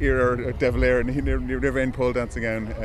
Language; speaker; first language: Irish; non-native, local second language; English